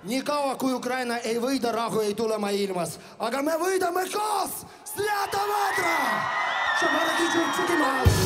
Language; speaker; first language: Estonian; non-native, fluent; Ukrainian